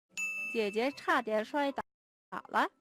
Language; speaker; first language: Chinese; non-native, fluent; Mongolian